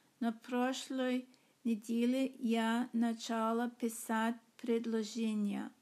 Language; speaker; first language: Russian; non-native, learner; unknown